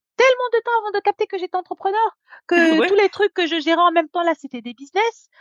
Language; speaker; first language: French; native; French